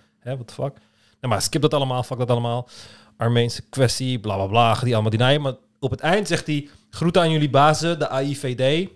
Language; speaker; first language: Dutch; early bilingual, other home language; Turkish